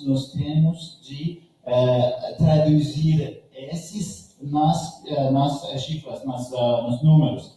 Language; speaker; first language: Portuguese; non-native, learner; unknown